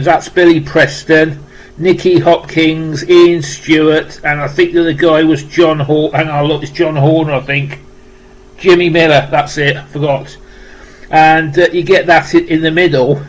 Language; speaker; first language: English; native; English